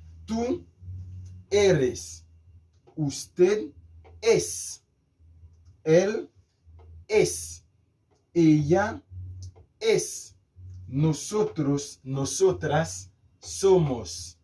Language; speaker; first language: Spanish; non-native, fluent; Haitian Creole